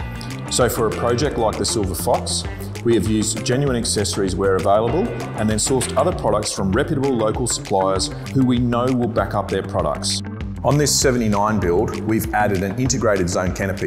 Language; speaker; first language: English; native; English